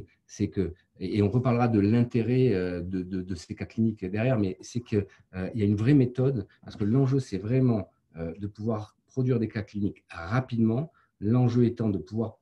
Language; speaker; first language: French; native; French